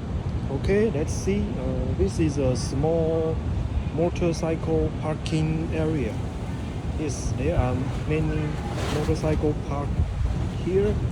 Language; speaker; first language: English; non-native, learner; Chinese